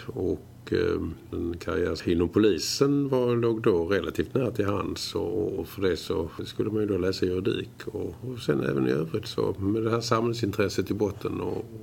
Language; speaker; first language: Swedish; native; Swedish